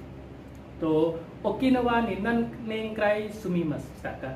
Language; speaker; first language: Japanese; non-native, learner; Thai